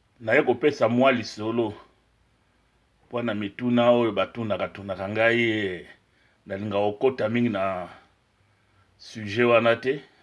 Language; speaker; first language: Lingala; non-native, local second language; Luba-Lulua